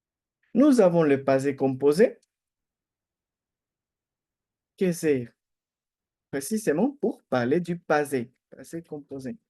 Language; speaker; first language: French; non-native, fluent; Spanish